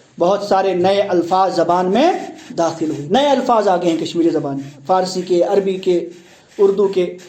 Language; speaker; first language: Urdu; non-native, local second language; Kashmiri